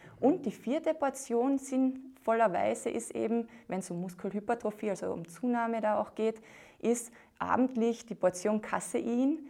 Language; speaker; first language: German; native; German